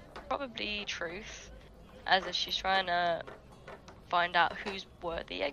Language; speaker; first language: English; native; English